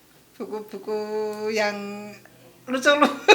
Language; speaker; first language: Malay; non-native, local second language; Javanese